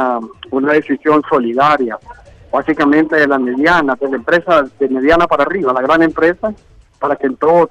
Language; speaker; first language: Spanish; native; Spanish